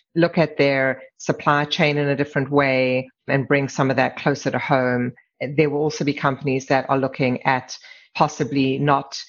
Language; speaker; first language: English; native; English